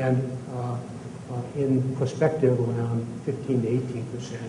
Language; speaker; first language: English; native; English